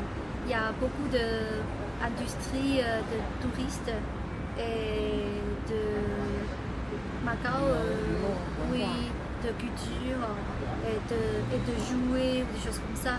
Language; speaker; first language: French; non-native, fluent; Chinese